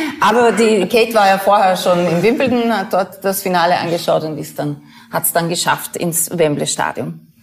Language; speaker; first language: German; native; German